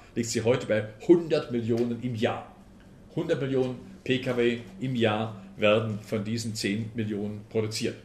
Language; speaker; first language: German; native; German